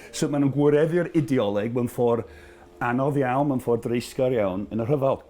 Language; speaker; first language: Welsh; non-native, fluent; English